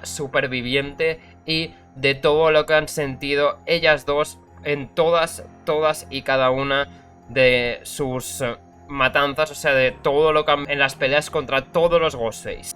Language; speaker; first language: Spanish; native; Spanish